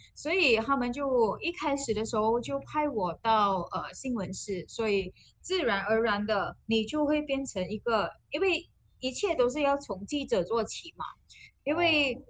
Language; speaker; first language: Chinese; non-native, local second language; Malay